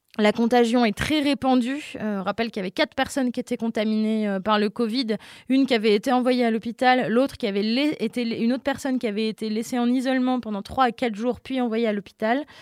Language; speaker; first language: French; native; French